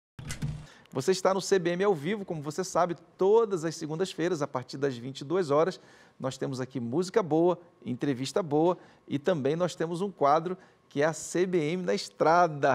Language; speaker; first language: Portuguese; native; Portuguese